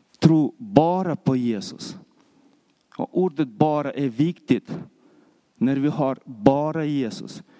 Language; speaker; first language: Swedish; non-native, fluent; Russian